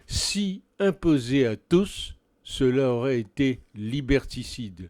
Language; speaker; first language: French; native; French